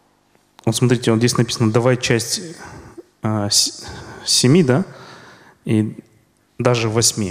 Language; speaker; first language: Russian; native; Russian